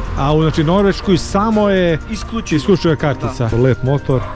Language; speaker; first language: Croatian; native; Croatian